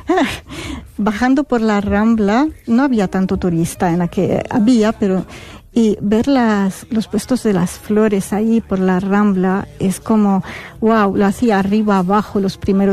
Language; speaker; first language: Spanish; non-native, fluent; Arabic